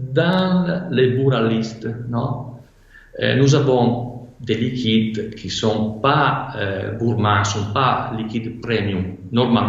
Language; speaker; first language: French; non-native, fluent; Italian